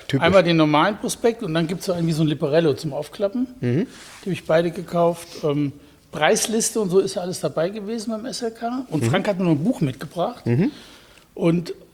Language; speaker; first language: German; native; German